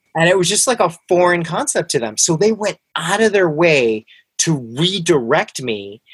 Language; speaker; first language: English; early bilingual, other home language; Hindi